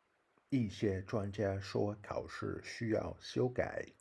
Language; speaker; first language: Chinese; non-native, learner; English